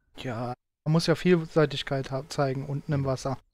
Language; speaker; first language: German; native; German